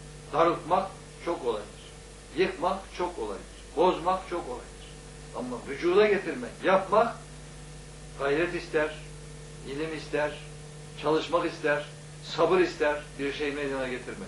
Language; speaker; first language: Turkish; native; Turkish